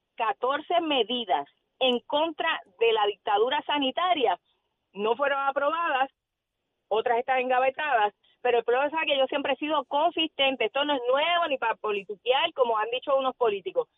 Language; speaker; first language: Spanish; native; Spanish